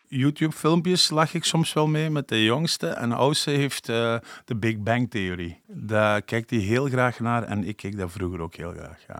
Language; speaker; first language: Dutch; non-native, local second language; Turkish